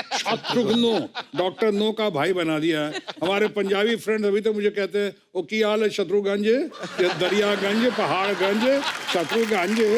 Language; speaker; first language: Hindi; native; Hindi